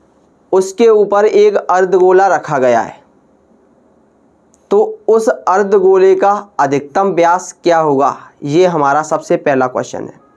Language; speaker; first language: Hindi; native; Hindi